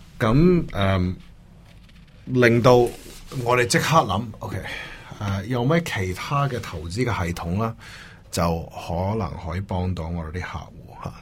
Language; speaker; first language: Cantonese; early bilingual, heritage; Cantonese